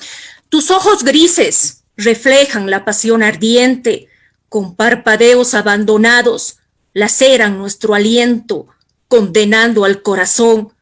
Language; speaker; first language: Spanish; native; Spanish